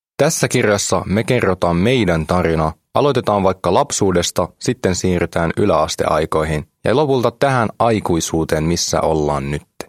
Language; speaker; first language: Finnish; early bilingual, other home language; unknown